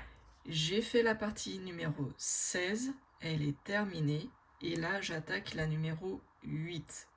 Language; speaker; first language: French; native; French